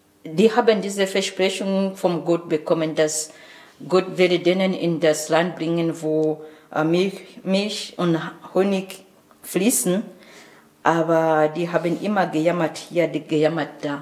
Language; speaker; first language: German; non-native, learner; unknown